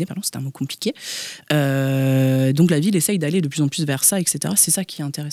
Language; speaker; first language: French; native; French